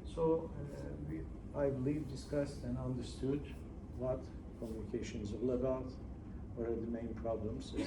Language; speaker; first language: English; non-native, fluent; Turkish